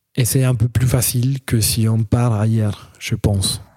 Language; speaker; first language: French; non-native, fluent; Spanish